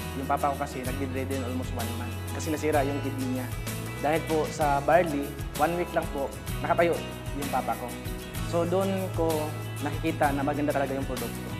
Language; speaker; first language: Filipino; non-native, local second language; Cebuano